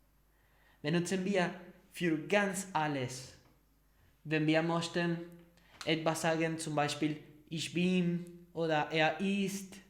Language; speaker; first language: German; non-native, learner; Spanish